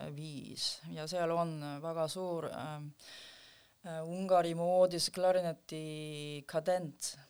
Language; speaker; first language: Estonian; non-native, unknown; Korean